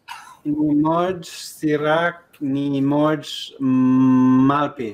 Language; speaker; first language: Polish; non-native, learner; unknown